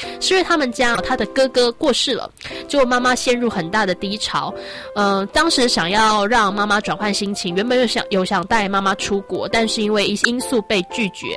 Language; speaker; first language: Chinese; native; Chinese